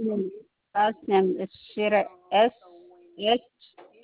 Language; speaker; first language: English; non-native, learner; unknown